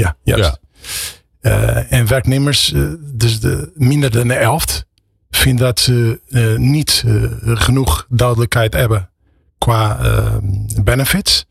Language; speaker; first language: Dutch; non-native, fluent; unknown